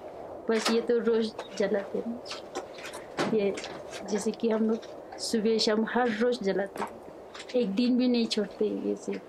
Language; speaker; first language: Hindi; non-native, local second language; Ladakhi